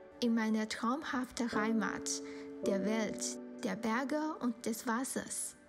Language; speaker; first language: German; non-native, fluent; Chinese